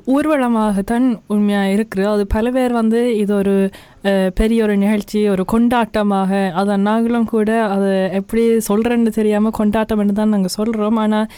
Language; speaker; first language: Tamil; early bilingual, heritage; Tamil